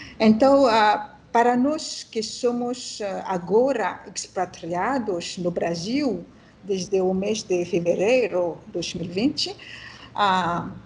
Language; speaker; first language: Portuguese; non-native, learner; French